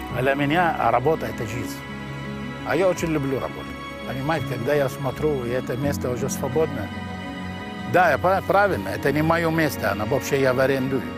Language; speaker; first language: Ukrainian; non-native, learner; Arabic